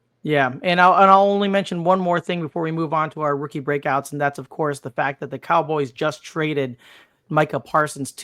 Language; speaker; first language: English; native; English